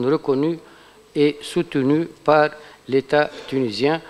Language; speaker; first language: French; non-native, local second language; Arabic